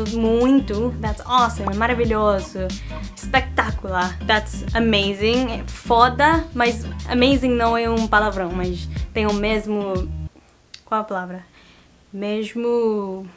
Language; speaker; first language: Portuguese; non-native, fluent; English